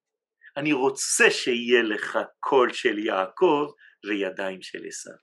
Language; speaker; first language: Hebrew; non-native, fluent; French